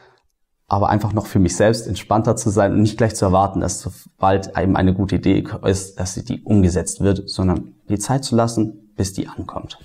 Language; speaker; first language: German; native; German